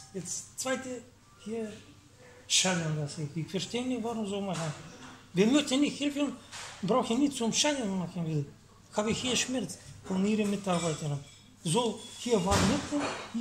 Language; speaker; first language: German; non-native, learner; Bulgarian